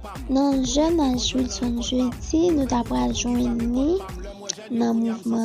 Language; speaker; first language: French; non-native, learner; Haitian Creole